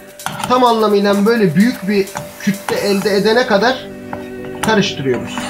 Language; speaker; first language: Turkish; native; Turkish